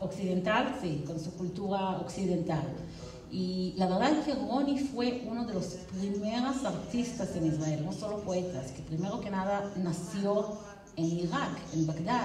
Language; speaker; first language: Spanish; non-native, fluent; Hebrew